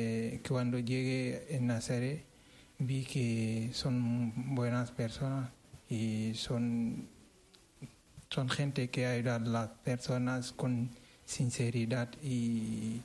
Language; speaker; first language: Spanish; non-native, learner; Wolof